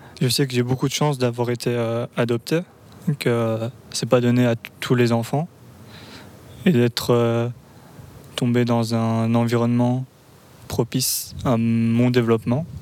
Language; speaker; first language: French; native; French